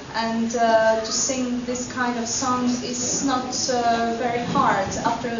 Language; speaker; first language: English; non-native, fluent; Estonian